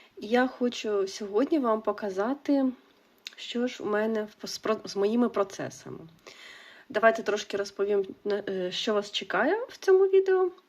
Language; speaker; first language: Ukrainian; non-native, local second language; Russian